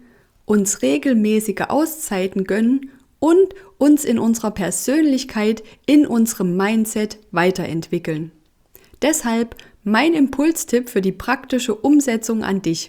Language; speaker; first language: German; native; German